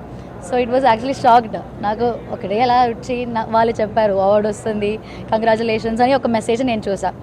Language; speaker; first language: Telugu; early bilingual, heritage; Telugu